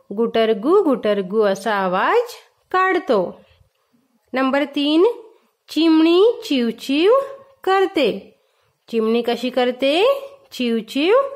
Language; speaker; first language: Marathi; non-native, local second language; Hindi